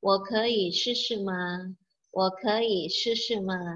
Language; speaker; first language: Chinese; non-native, fluent; Indonesian